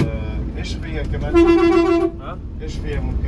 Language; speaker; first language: Arabic; non-native, fluent; Tatar